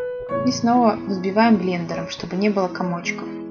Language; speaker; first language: Russian; native; Russian